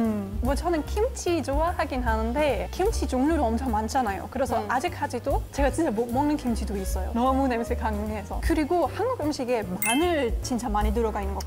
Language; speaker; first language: Korean; non-native, fluent; German